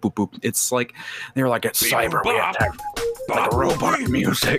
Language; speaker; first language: English; native; English